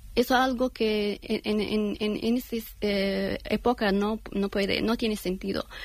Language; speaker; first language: Spanish; non-native, fluent; Persian